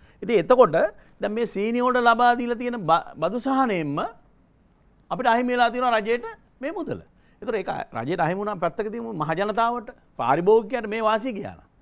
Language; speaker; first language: Sinhala; native; Sinhala